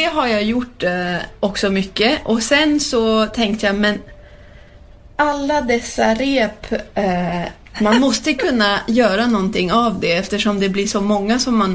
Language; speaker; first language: Swedish; early bilingual, heritage; Swedish